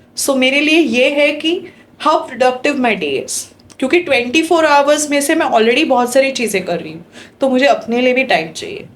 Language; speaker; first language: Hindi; non-native, local second language; Marathi